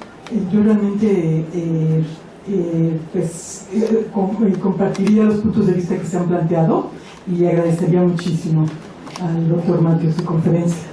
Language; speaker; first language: Spanish; native; Spanish